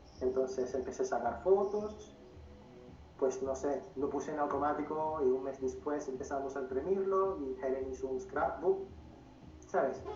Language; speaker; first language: Spanish; non-native, fluent; Filipino